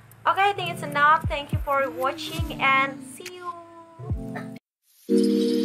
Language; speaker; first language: English; non-native, learner; Indonesian